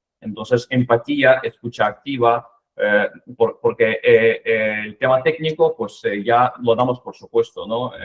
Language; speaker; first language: Spanish; non-native, fluent; Ukrainian